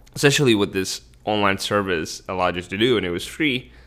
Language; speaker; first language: English; early bilingual, other home language; Spanish